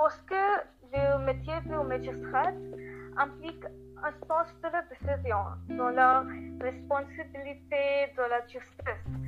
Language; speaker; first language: French; non-native, learner; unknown